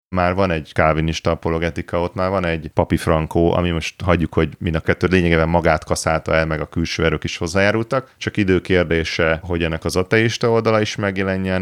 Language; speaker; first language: Hungarian; native; Hungarian